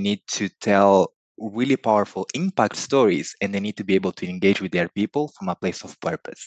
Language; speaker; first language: English; non-native, fluent; Portuguese